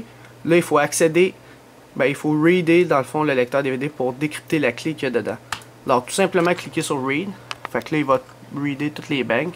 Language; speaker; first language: French; native; French